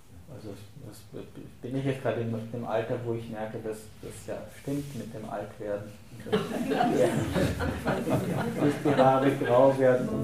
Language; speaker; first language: German; native; German